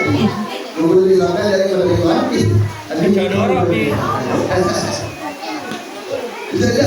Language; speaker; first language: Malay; non-native, local second language; Javanese